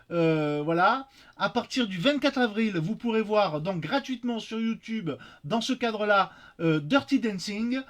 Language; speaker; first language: French; native; French